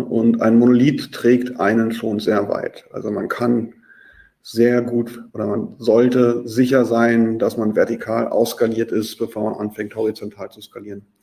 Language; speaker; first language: German; native; German